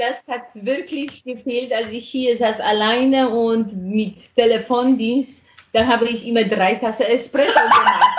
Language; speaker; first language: German; non-native, fluent; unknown